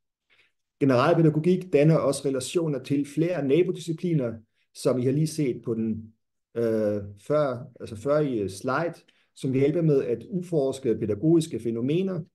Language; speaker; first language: Danish; non-native, fluent; German